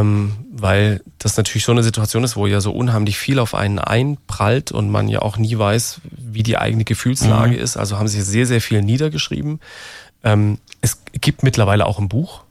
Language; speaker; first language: German; native; German